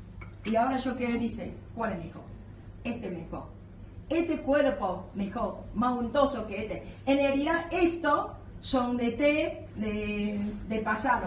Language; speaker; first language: Spanish; non-native, learner; Chinese